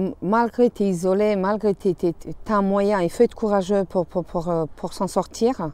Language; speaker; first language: French; non-native, fluent; Romanian